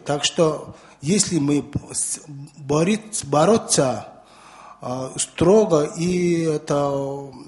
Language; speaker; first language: Russian; non-native, learner; Mongolian